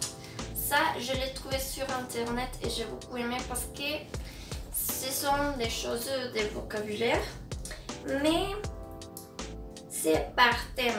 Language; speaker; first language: French; non-native, fluent; Spanish